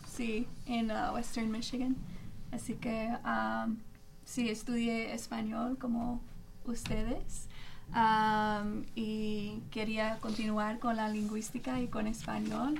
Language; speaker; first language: Spanish; non-native, fluent; English